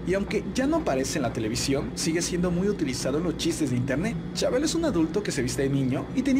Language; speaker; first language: Spanish; native; Spanish